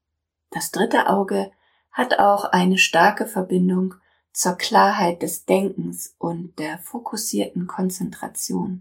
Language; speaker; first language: German; native; German